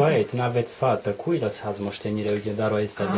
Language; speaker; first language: Romanian; native; Romanian